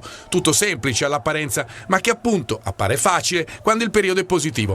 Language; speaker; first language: Italian; native; Italian